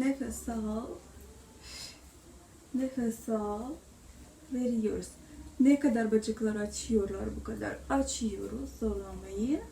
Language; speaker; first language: Turkish; non-native, learner; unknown